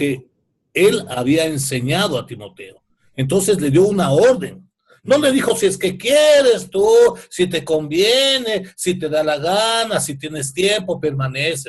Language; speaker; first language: Spanish; native; Spanish